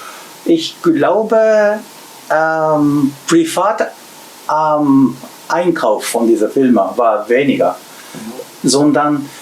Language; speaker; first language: German; non-native, learner; Japanese